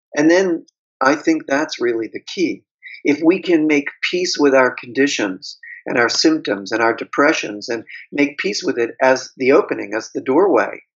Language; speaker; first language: English; native; English